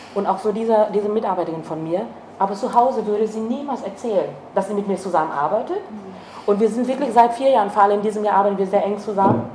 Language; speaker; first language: German; non-native, fluent; Vietnamese